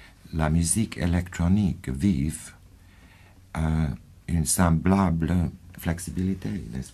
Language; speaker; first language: French; non-native, fluent; English